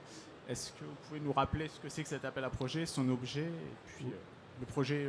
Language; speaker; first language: French; native; French